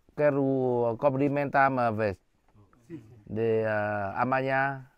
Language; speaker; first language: Portuguese; non-native, learner; Vietnamese